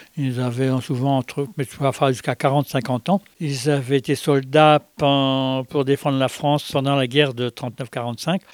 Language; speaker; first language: French; native; French